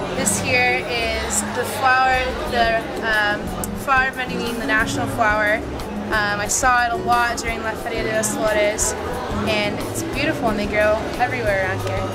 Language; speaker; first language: English; native; English